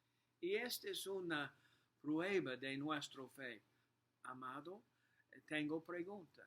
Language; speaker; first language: Spanish; non-native, learner; English